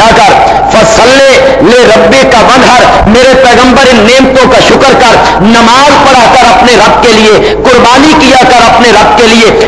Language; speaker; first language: Urdu; native; Urdu